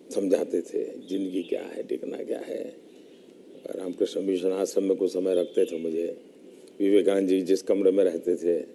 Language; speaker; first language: Hindi; non-native, local second language; Gujarati